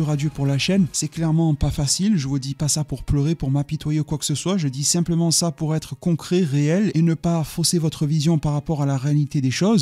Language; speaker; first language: French; native; French